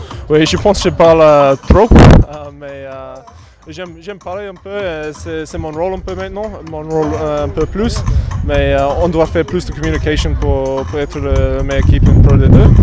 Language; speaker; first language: French; non-native, learner; English